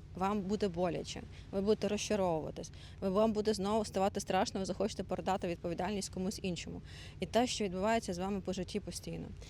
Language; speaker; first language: Ukrainian; non-native, local second language; Russian